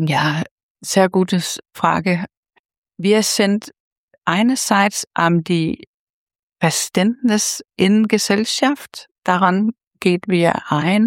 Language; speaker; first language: German; non-native, fluent; Danish